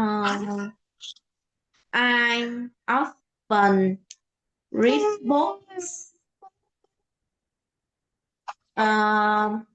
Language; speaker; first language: English; non-native, learner; Vietnamese